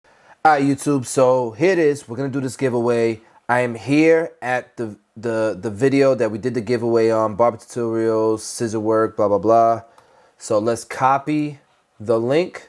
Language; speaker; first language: English; native; English